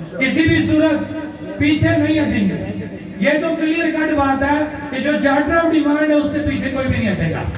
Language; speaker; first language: Urdu; non-native, local second language; Pahari-Potwari